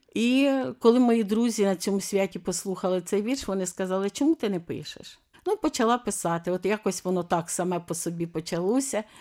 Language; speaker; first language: Ukrainian; native; Ukrainian